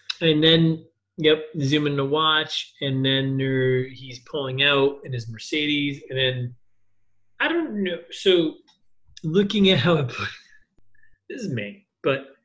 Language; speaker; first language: English; native; English